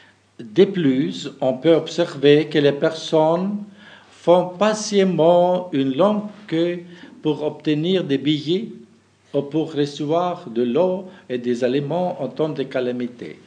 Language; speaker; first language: French; non-native, fluent; German